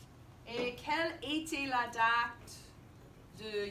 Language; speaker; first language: French; non-native, fluent; English